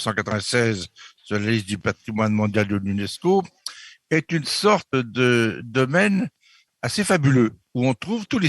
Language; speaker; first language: French; native; French